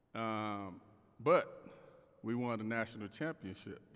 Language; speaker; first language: English; native; English